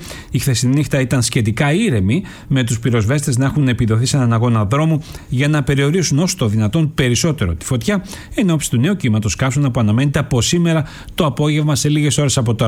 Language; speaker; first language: Greek; native; Greek